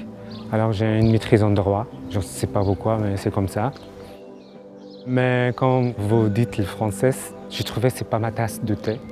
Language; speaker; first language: French; non-native, learner; Arabic